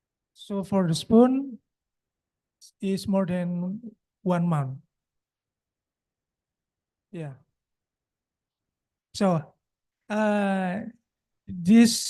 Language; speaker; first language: English; non-native, local second language; Indonesian